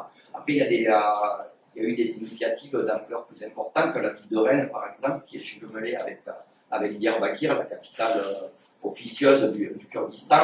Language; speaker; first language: French; native; French